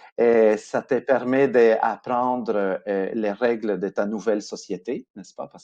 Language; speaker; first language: French; early bilingual, other home language; Spanish